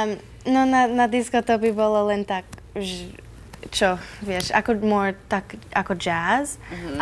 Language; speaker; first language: Slovak; early bilingual, heritage; Slovak